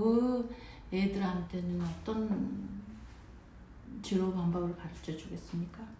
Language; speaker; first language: Korean; non-native, fluent; Mongolian